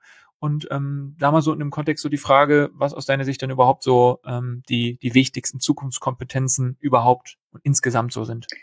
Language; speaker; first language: German; native; German